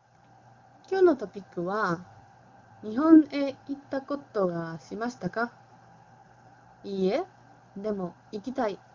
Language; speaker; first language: Japanese; non-native, learner; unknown